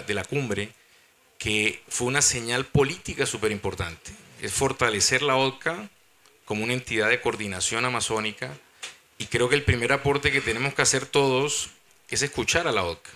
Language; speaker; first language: Spanish; native; Spanish